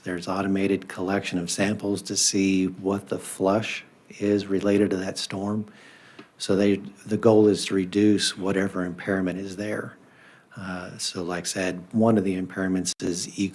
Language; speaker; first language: English; native; English